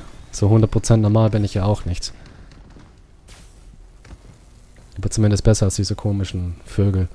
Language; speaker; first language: German; non-native, learner; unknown